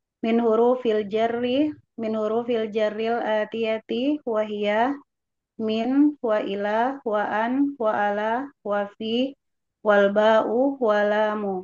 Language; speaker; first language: Arabic; non-native, learner; Indonesian